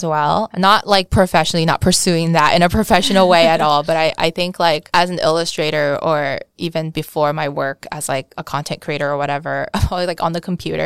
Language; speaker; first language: English; early bilingual, other home language; Vietnamese